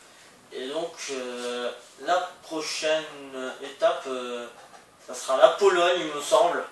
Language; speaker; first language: French; native; French